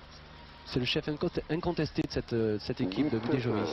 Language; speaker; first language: French; native; French